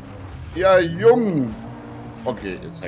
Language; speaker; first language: German; native; German